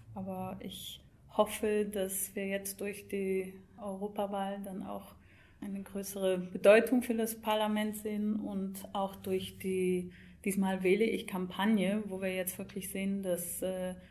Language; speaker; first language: German; non-native, fluent; English